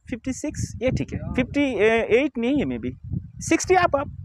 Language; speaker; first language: Hindi; non-native, learner; Bangla